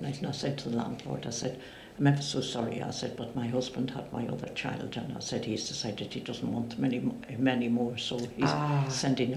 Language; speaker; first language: English; native; English